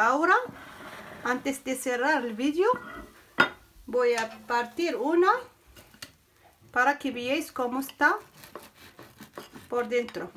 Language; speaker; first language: Spanish; non-native, fluent; Arabic